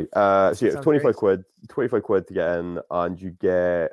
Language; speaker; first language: English; native; English